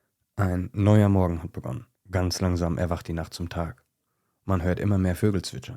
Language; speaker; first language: German; native; German